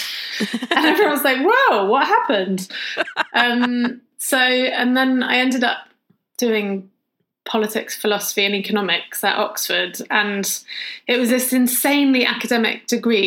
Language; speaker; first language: English; native; English